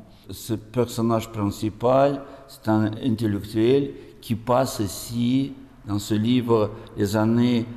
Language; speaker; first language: French; non-native, fluent; Russian